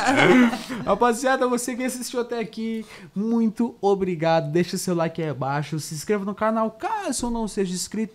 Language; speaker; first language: Portuguese; native; Portuguese